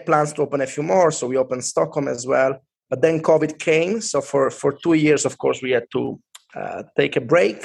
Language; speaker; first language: English; non-native, fluent; Italian